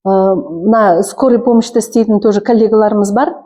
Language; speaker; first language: Russian; non-native, local second language; Kazakh